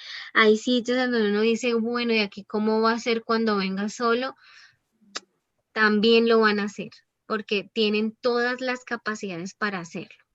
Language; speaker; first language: Spanish; native; Spanish